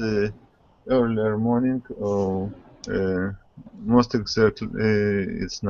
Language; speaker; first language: English; non-native, learner; Russian